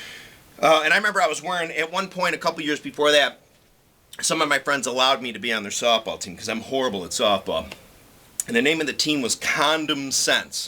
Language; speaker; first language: English; native; English